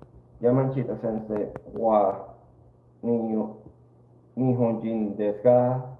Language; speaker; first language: Japanese; non-native, learner; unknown